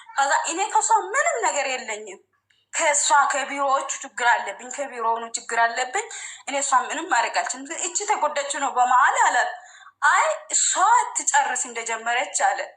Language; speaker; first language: Amharic; non-native, local second language; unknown